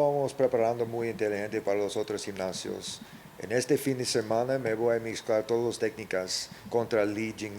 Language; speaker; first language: Spanish; early bilingual, heritage; English